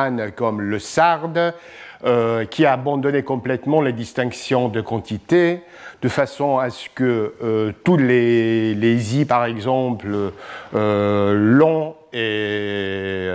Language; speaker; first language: French; non-native, fluent; English